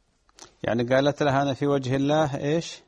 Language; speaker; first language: Arabic; native; Arabic